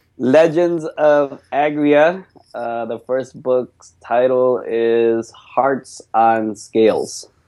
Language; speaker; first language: English; early bilingual, other home language; Korean